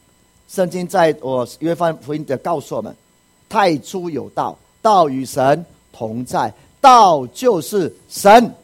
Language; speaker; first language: Chinese; native; Chinese